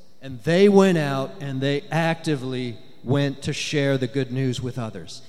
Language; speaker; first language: English; native; English